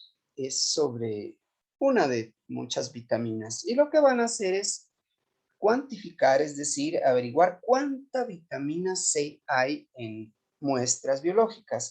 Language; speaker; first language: Spanish; native; Spanish